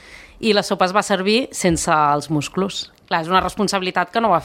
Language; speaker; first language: Catalan; native; Catalan